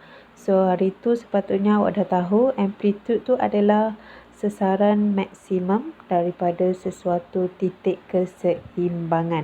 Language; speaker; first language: Malay; native; Malay